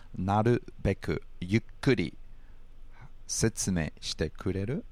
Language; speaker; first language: Japanese; non-native, fluent; English